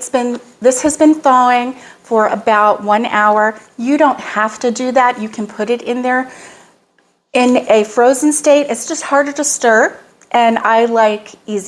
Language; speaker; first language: English; native; English